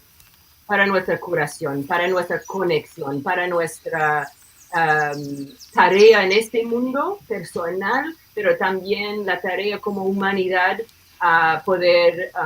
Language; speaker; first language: Spanish; non-native, fluent; English